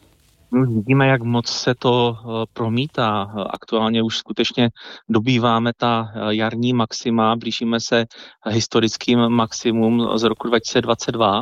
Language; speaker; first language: Czech; native; Czech